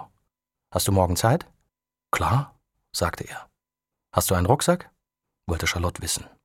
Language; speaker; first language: German; native; German